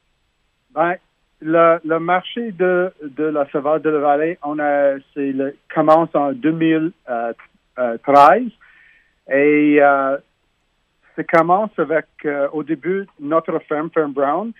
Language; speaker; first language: French; non-native, learner; English